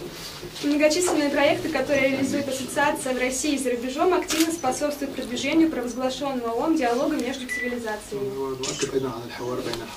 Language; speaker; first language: Russian; native; Russian